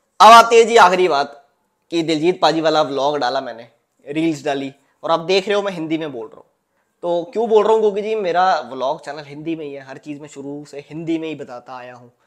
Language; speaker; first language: Hindi; non-native, local second language; Punjabi